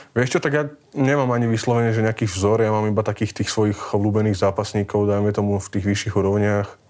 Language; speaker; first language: Slovak; native; Slovak